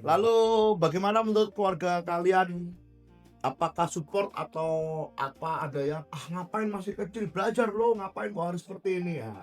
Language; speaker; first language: Indonesian; native; Indonesian